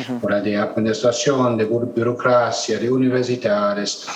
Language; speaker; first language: Spanish; non-native, fluent; German